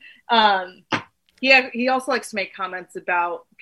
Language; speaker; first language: English; native; English